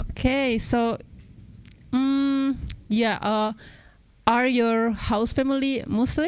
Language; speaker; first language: English; non-native, local second language; Indonesian